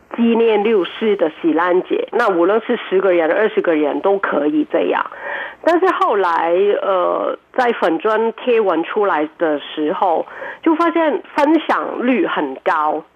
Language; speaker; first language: Chinese; non-native, local second language; Cantonese